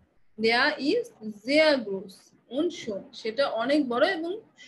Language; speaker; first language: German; non-native, fluent; Bangla